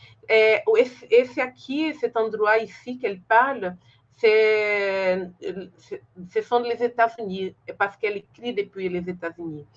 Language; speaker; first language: French; non-native, fluent; Portuguese